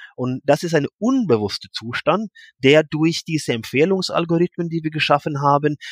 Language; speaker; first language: German; non-native, fluent; Norwegian